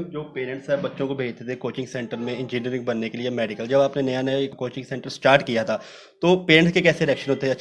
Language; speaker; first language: Hindi; non-native, local second language; Punjabi